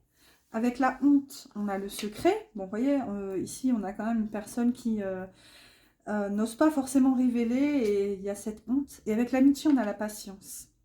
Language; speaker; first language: French; native; French